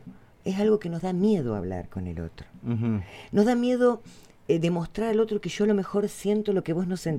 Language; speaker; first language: Spanish; native; Spanish